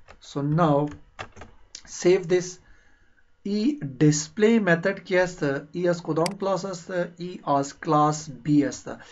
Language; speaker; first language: English; non-native, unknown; Persian